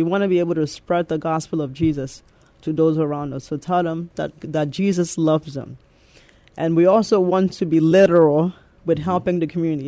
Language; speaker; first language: English; native; English